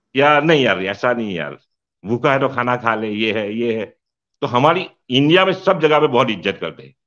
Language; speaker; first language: Hindi; non-native, local second language; Gujarati